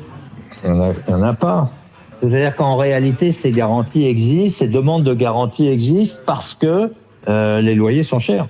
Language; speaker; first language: French; native; French